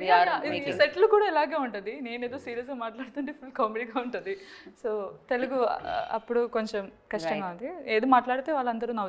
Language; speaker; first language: Telugu; non-native, learner; Malayalam